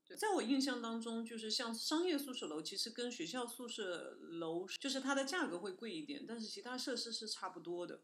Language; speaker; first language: Chinese; native; Chinese